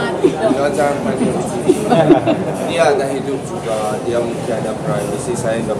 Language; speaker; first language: Indonesian; non-native, learner; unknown